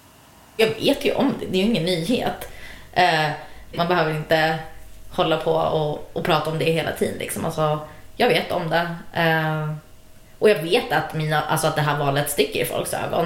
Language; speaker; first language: Swedish; native; Swedish